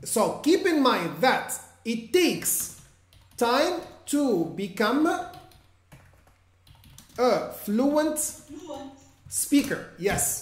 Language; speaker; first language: English; non-native, fluent; Arabic